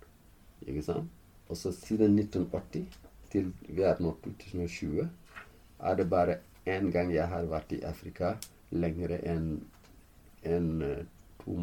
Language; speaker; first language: Norwegian; non-native, fluent; Fula